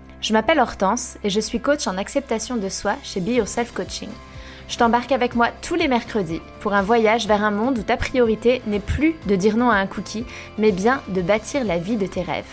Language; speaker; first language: French; native; French